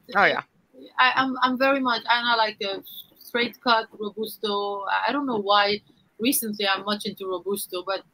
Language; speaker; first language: English; non-native, fluent; Arabic